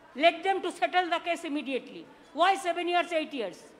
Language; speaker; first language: English; non-native, local second language; Bangla